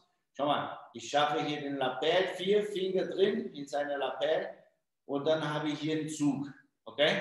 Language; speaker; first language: German; non-native, fluent; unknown